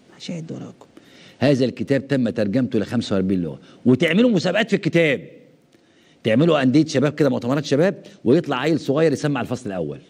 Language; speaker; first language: Arabic; native; Arabic